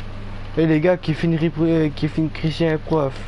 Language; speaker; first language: French; non-native, local second language; Réunion Creole French